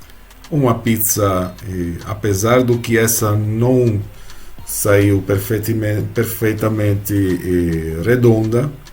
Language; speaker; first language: Portuguese; non-native, fluent; Italian